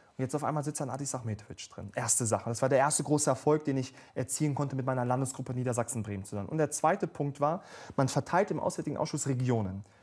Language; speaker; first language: German; early bilingual, other home language; Bosnian